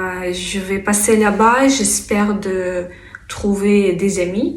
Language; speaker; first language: French; non-native, fluent; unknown